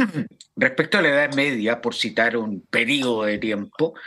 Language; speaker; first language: Spanish; native; Spanish